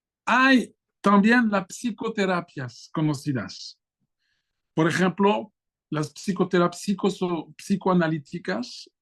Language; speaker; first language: Spanish; non-native, fluent; French